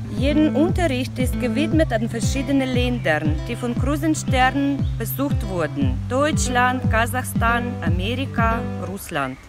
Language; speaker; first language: German; non-native, fluent; Russian